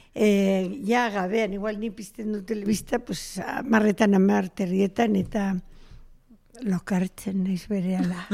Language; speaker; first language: Basque; non-native, local second language; Spanish